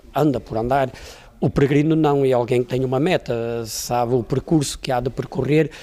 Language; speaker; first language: Portuguese; native; Portuguese